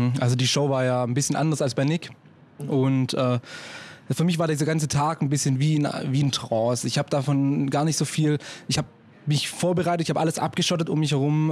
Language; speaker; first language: German; native; German